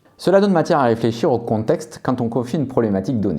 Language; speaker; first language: French; native; French